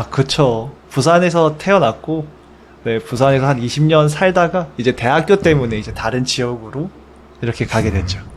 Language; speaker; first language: Korean; native; Korean